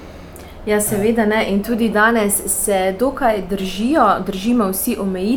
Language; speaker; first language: Slovenian; native; Slovenian